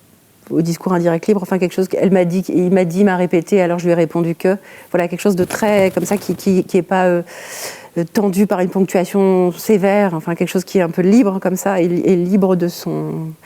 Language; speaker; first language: French; native; French